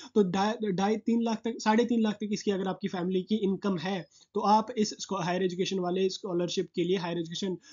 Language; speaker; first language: Hindi; non-native, local second language; Kashmiri